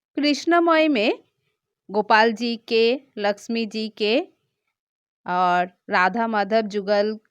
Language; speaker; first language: Hindi; non-native, local second language; Bangla